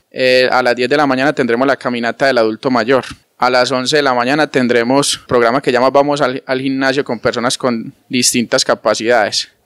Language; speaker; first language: Spanish; native; Spanish